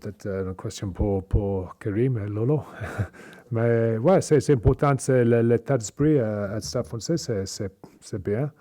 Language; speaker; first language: French; non-native, learner; English